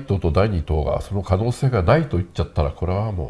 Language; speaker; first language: Japanese; native; Japanese